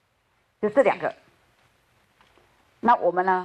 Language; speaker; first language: Chinese; native; Chinese